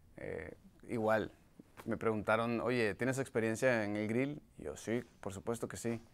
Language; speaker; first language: Spanish; native; Spanish